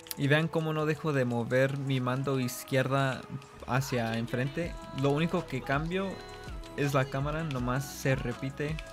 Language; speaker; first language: Spanish; early bilingual, heritage; Spanish